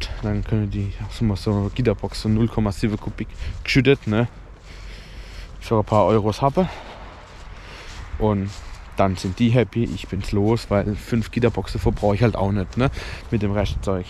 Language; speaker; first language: German; native; German